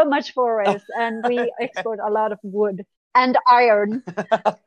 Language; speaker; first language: English; non-native, fluent; Swedish